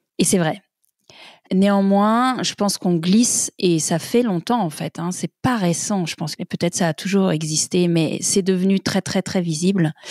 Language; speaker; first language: French; native; French